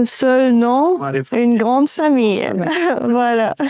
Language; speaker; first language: French; non-native, fluent; Romanian